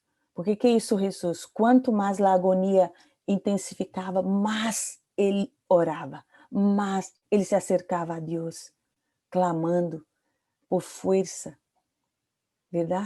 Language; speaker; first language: Portuguese; non-native, learner; Spanish